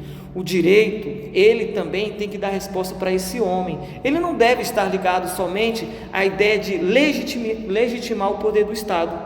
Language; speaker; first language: Portuguese; native; Portuguese